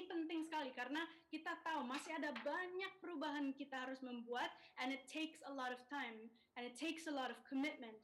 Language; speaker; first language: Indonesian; non-native, local second language; English